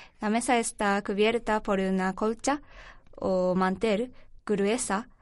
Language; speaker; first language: Spanish; non-native, learner; Japanese